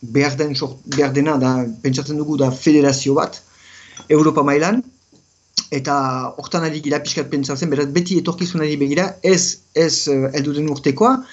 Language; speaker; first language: Basque; native; Basque